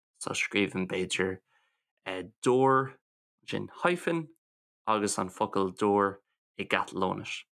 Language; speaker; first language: Irish; non-native, local second language; English